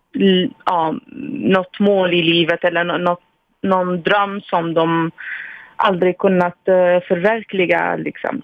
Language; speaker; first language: Swedish; non-native, fluent; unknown